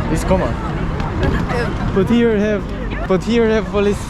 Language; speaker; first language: English; non-native, learner; Korean